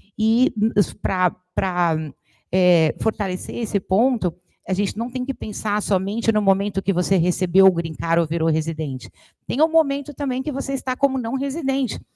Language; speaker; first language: Portuguese; native; Portuguese